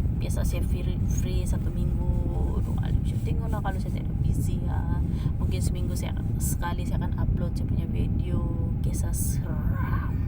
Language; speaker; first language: Malay; native; Malay